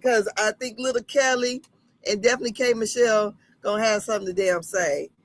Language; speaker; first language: English; native; English